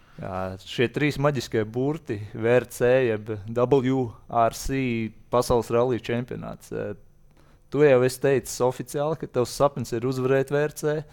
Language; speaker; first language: Latvian; native; Latvian